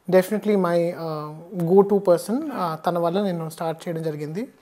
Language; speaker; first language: Telugu; native; Telugu